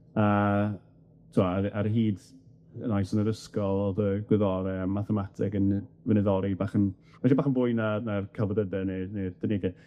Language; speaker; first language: Welsh; native; Welsh